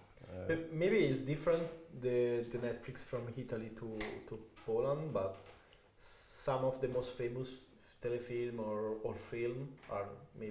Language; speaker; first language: English; non-native, fluent; Italian